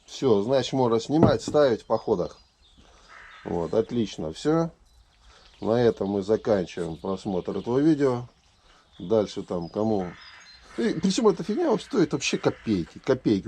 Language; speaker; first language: Russian; native; Russian